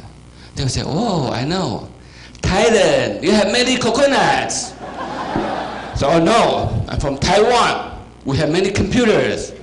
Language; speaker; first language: English; non-native, fluent; Chinese